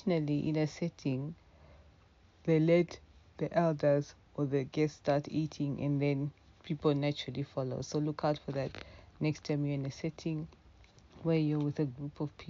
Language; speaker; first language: English; non-native, local second language; Shona